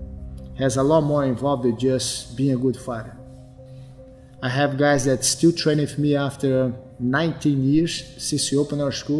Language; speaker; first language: English; non-native, fluent; Portuguese